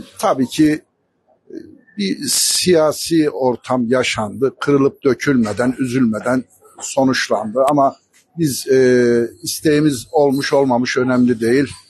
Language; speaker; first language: Turkish; native; Turkish